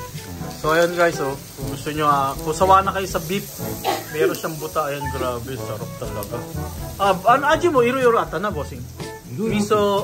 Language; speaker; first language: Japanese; non-native, fluent; Filipino